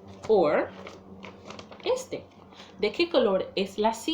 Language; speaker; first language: Spanish; non-native, fluent; English